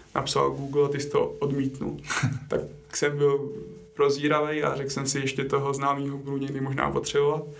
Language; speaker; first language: Czech; native; Czech